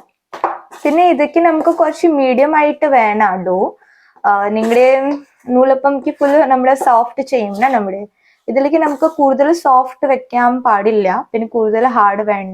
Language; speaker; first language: Malayalam; non-native, fluent; Hindi